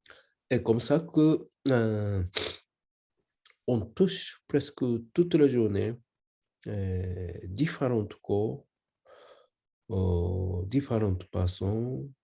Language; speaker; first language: French; non-native, learner; Japanese